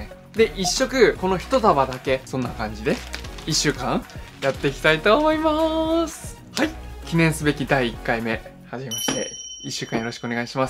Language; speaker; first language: Japanese; native; Japanese